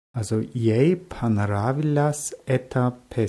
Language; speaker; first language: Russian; non-native, learner; German